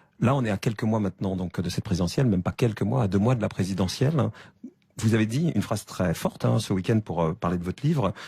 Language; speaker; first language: French; native; French